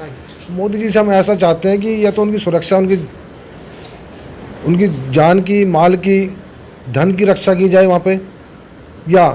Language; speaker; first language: Hindi; native; Hindi